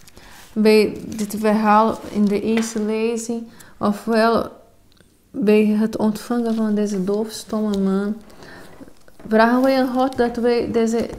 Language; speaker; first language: Dutch; non-native, fluent; Portuguese